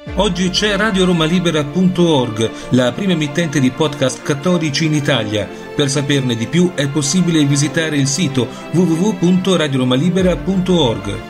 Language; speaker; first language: Italian; native; Italian